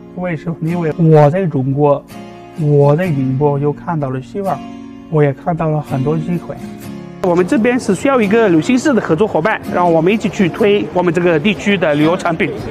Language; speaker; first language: Chinese; non-native, fluent; Bulgarian